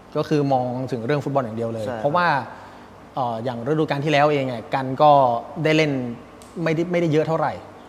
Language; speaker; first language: Thai; native; Thai